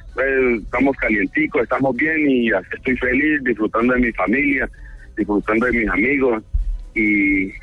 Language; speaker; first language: Spanish; native; Spanish